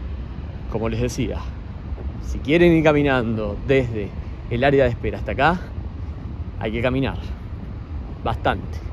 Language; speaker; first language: Spanish; native; Spanish